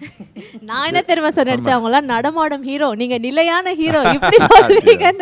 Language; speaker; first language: Tamil; native; Tamil